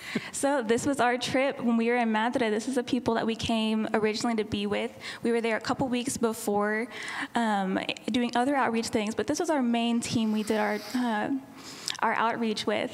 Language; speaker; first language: English; native; English